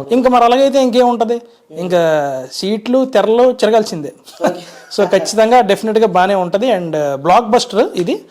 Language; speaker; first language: Telugu; native; Telugu